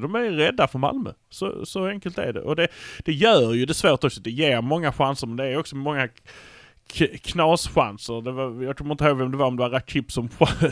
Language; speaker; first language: Swedish; native; Swedish